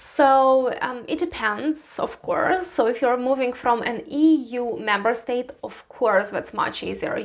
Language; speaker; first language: English; non-native, fluent; Romanian